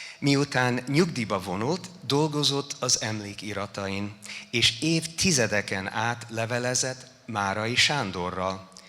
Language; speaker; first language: Hungarian; non-native, fluent; English